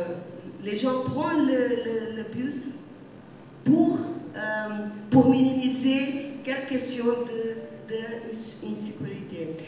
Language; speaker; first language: French; non-native, fluent; Portuguese